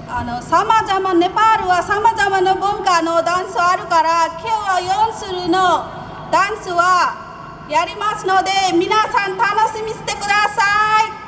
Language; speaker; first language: Japanese; non-native, learner; Nepali